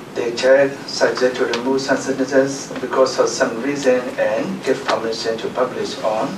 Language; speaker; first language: English; non-native, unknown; Burmese